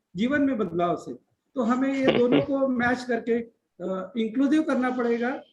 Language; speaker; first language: Hindi; non-native, local second language; Marathi